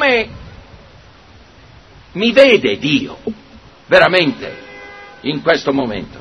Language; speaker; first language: Italian; non-native, fluent; English